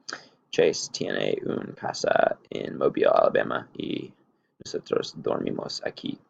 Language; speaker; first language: Spanish; non-native, learner; English